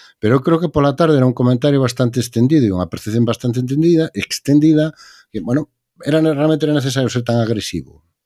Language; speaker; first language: Galician; native; Galician